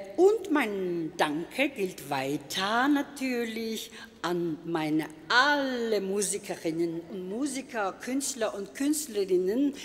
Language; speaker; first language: German; non-native, fluent; Turkish